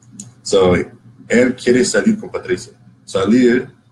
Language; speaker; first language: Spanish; non-native, learner; English